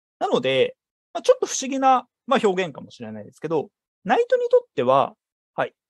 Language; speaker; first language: Japanese; native; Japanese